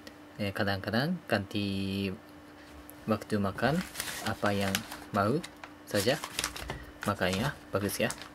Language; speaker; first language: Indonesian; non-native, learner; Japanese